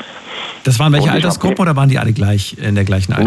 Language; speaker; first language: German; native; German